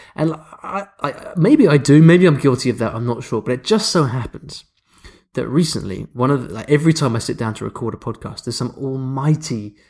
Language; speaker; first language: English; native; English